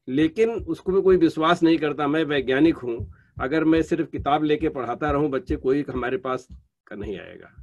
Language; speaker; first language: Hindi; native; Hindi